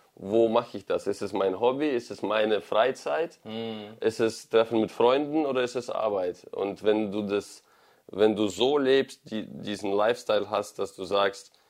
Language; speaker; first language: German; non-native, fluent; Ukrainian